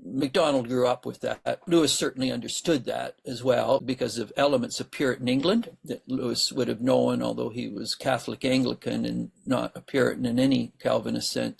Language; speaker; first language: English; native; English